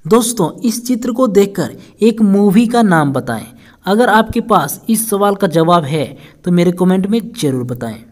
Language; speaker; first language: Hindi; native; Hindi